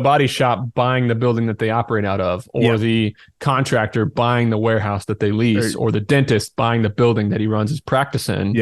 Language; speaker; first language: English; native; English